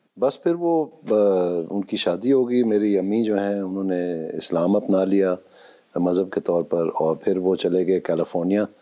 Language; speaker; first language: Urdu; non-native, local second language; Punjabi